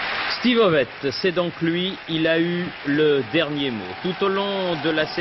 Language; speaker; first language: French; native; French